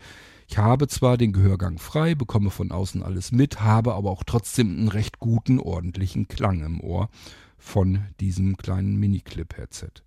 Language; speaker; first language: German; native; German